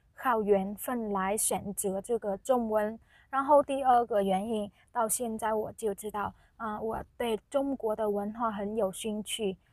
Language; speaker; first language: Chinese; non-native, fluent; Vietnamese